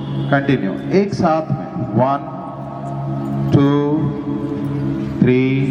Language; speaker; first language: Hindi; non-native, local second language; Telugu